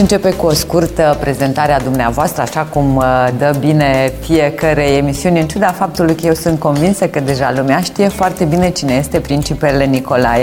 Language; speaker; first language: Romanian; native; Romanian